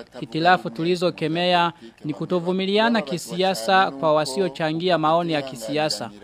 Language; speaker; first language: Swahili; non-native, local second language; Rundi